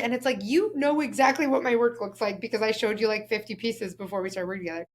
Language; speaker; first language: English; native; English